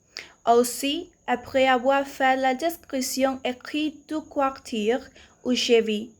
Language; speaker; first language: French; non-native, learner; Spanish